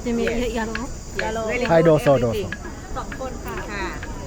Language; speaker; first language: Japanese; non-native, learner; Thai